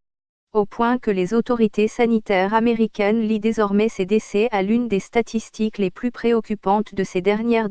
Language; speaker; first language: French; native; French